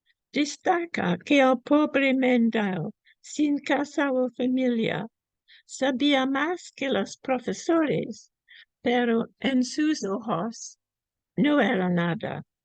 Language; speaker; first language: Spanish; non-native, fluent; English